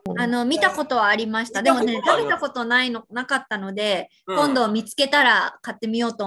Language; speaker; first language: Japanese; native; Japanese